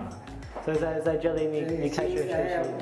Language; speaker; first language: Chinese; non-native, learner; English